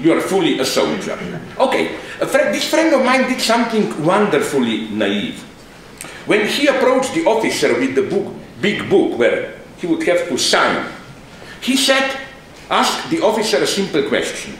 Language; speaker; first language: English; non-native, fluent; Slovenian